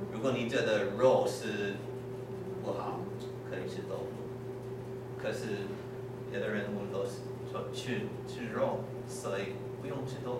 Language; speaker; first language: Chinese; non-native, learner; English